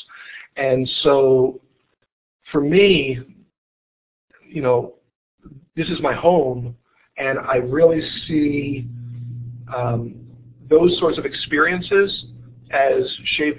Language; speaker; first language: English; native; English